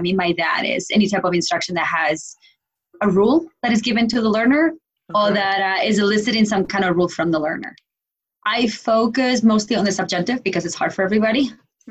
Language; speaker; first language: English; non-native, fluent; Spanish